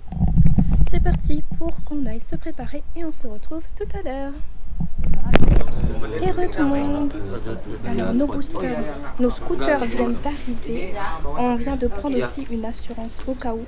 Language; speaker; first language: French; native; French